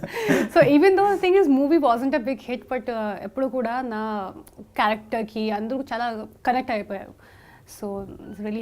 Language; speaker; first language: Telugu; non-native, local second language; Hindi